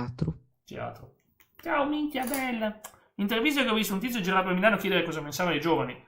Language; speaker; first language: Italian; native; Italian